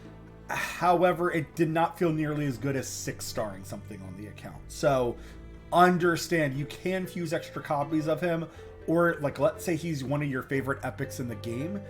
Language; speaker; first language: English; native; English